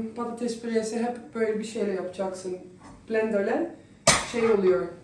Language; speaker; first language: Turkish; non-native, fluent; Dutch